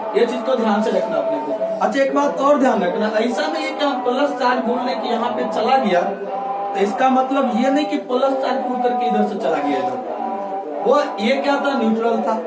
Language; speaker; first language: Hindi; native; Hindi